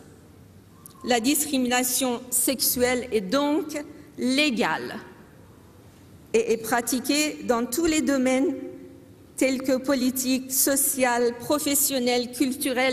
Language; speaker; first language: French; non-native, fluent; Persian